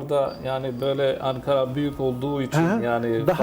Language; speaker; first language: Turkish; non-native, fluent; Albanian